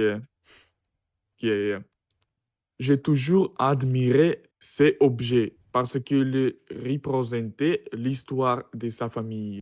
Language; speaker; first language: French; non-native, learner; Russian